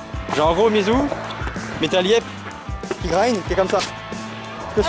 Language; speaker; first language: French; native; French